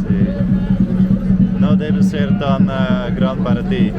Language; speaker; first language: Spanish; non-native, learner; Dutch